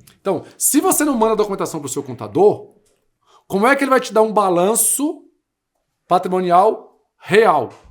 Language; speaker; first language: Portuguese; native; Portuguese